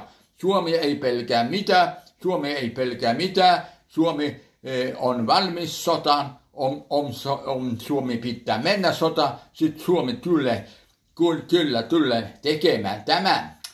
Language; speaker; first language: Finnish; early bilingual, heritage; Finnish